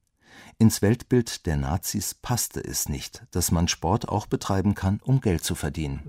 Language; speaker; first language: German; native; German